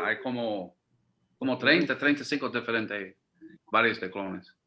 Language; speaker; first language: Spanish; non-native, fluent; English